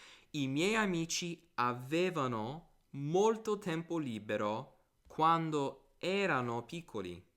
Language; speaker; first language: Italian; non-native, fluent; English